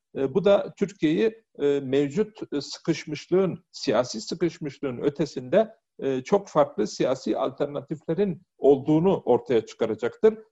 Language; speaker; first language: Turkish; early bilingual, heritage; Turkish